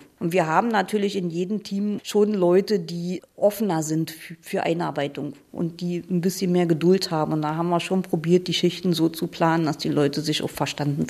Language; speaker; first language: German; native; German